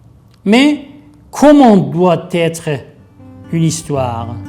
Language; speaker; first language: French; non-native, fluent; Persian